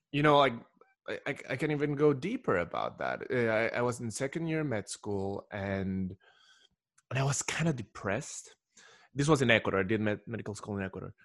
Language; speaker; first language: English; non-native, fluent; Spanish